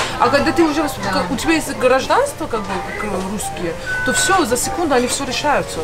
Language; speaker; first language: Russian; non-native, fluent; Persian